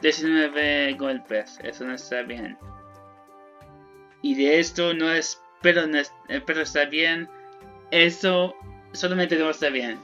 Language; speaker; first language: Spanish; non-native, learner; English